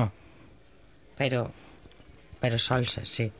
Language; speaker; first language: Catalan; native; Catalan